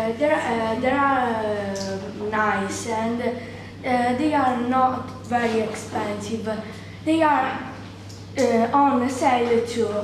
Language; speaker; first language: English; non-native, learner; Italian